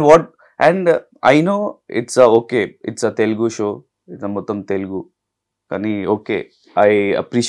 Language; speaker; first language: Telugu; non-native, local second language; Hindi